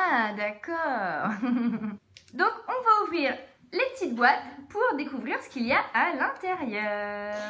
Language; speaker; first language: French; native; French